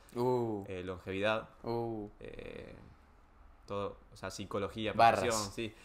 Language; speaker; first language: Spanish; native; Spanish